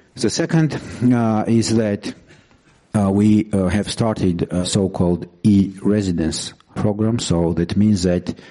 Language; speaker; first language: English; non-native, fluent; Georgian